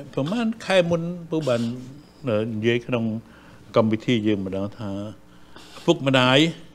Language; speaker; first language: Khmer; native; Khmer